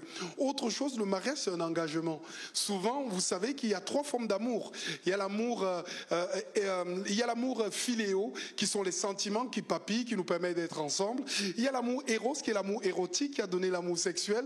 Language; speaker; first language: French; native; French